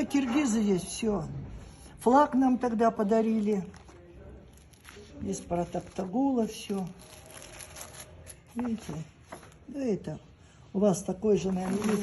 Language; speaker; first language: Russian; native; Russian